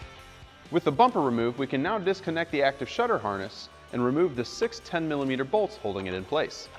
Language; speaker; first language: English; native; English